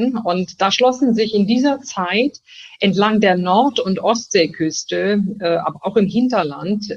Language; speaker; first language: German; native; German